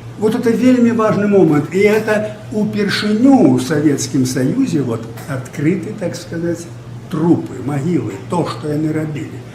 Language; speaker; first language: Belarusian; native; Belarusian